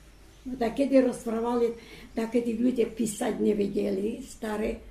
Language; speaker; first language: Slovak; early bilingual, heritage; Slovak